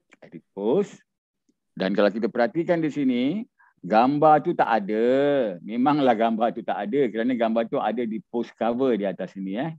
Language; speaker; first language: Malay; native; Malay